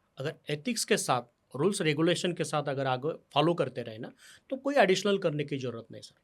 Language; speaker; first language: Hindi; non-native, local second language; Marathi